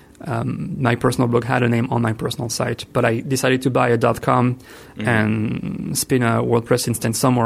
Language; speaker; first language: English; non-native, fluent; French